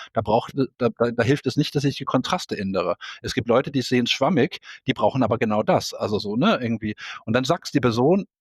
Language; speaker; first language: German; non-native, fluent; Danish